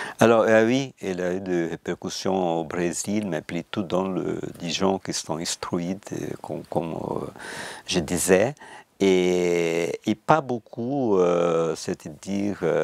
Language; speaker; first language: French; non-native, fluent; Portuguese